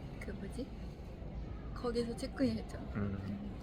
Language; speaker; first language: Korean; non-native, fluent; Japanese